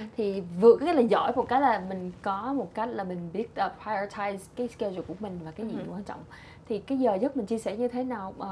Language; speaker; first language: Vietnamese; early bilingual, heritage; Vietnamese